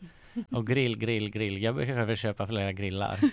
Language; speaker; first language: Swedish; non-native, fluent; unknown